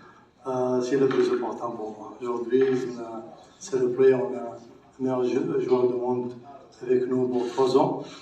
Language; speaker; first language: French; non-native, learner; Arabic